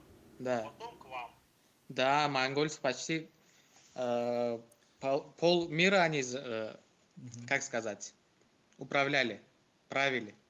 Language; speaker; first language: Russian; non-native, fluent; Uzbek